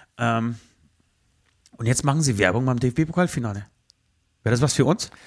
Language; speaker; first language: German; early bilingual, other home language; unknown